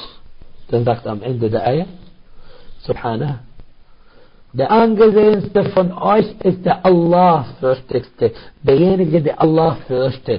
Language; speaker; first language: German; non-native, fluent; Arabic